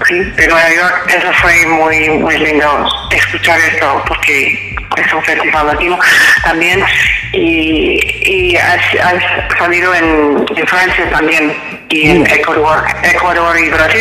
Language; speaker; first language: Spanish; non-native, fluent; English